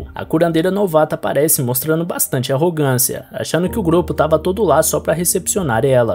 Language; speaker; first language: Portuguese; native; Portuguese